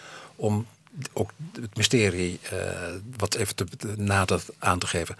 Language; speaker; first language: Dutch; native; Dutch